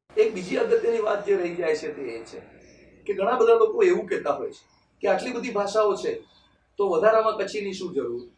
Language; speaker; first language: Gujarati; non-native, local second language; Kachhi